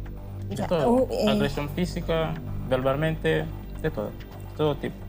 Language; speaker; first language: Spanish; non-native, learner; Haitian Creole